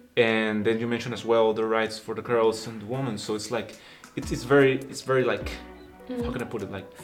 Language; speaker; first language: English; non-native, fluent; Spanish